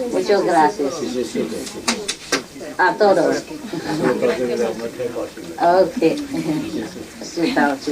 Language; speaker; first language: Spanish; non-native, learner; Vietnamese